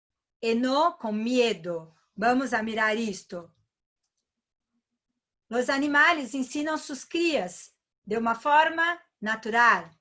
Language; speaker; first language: Spanish; non-native, learner; Portuguese